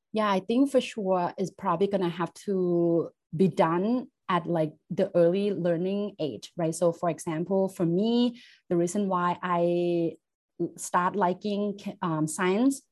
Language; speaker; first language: English; non-native, fluent; Thai